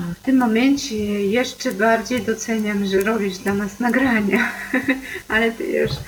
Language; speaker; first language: Polish; non-native, fluent; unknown